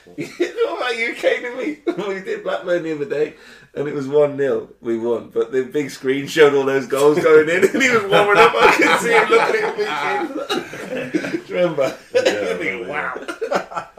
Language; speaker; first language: English; early bilingual, other home language; Yoruba